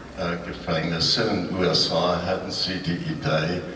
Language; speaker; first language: German; non-native, learner; English